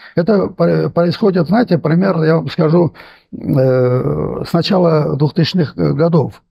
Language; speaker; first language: Russian; non-native, local second language; Armenian